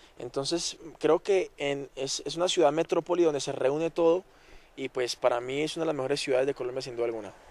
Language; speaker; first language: Spanish; native; Spanish